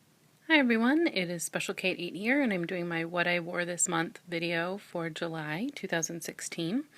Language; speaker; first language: English; native; English